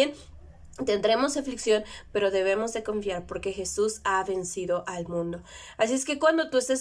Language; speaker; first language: Spanish; native; Spanish